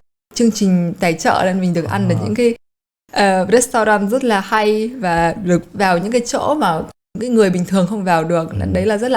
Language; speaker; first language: Vietnamese; early bilingual, heritage; Polish